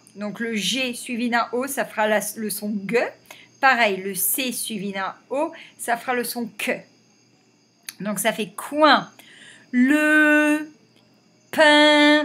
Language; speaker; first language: French; native; French